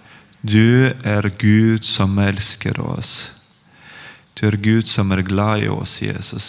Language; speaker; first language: Norwegian; non-native, fluent; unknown